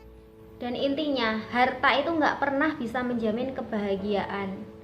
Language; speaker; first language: Indonesian; native; Indonesian